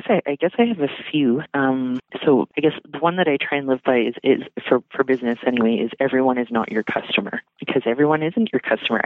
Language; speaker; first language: English; native; English